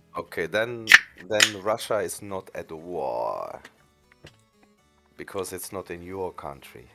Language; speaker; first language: English; non-native, fluent; German